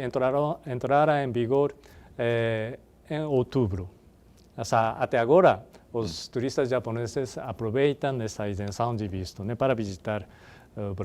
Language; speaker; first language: Portuguese; non-native, fluent; Japanese